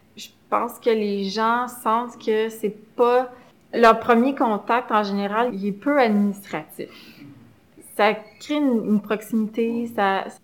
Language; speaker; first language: French; native; French